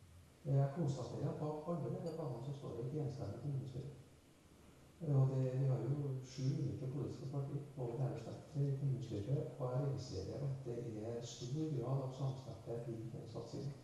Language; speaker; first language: Norwegian; native; Norwegian